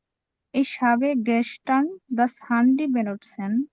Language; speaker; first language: German; non-native, learner; Bangla